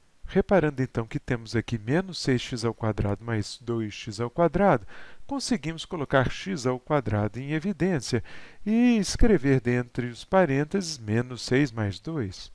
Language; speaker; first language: Portuguese; native; Portuguese